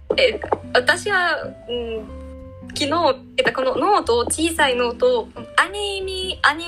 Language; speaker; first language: Japanese; non-native, learner; Arabic